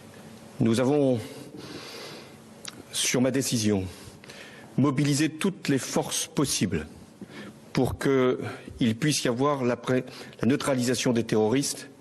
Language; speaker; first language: French; native; French